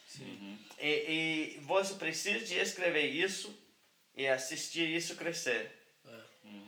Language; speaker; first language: Portuguese; non-native, learner; English